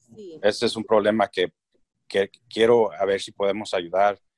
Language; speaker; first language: Spanish; early bilingual, heritage; Spanish